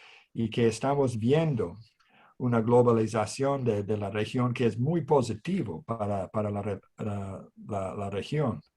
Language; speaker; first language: Spanish; non-native, fluent; English